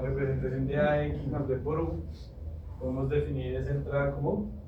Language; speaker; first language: Spanish; native; Spanish